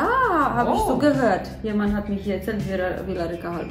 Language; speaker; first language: German; non-native, fluent; Polish